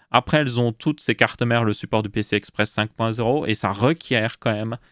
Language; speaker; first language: French; native; French